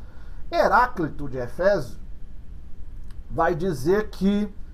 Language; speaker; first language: Portuguese; native; Portuguese